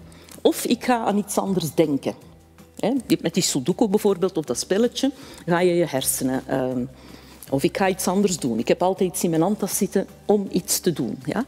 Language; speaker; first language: Dutch; native; Dutch